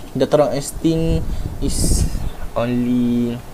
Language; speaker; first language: English; non-native, local second language; Malay